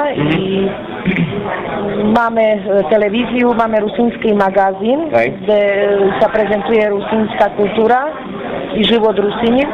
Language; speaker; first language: Slovak; non-native, local second language; Rusyn